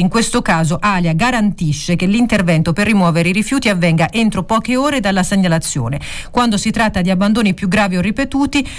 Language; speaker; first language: Italian; native; Italian